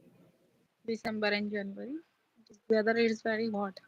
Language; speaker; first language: English; non-native, learner; Hindi